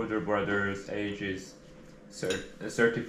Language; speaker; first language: English; non-native, learner; Korean